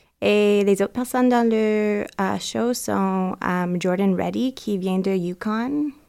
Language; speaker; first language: French; non-native, learner; English